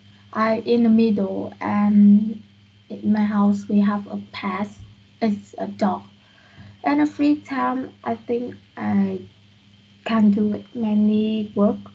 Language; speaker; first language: English; non-native, learner; Vietnamese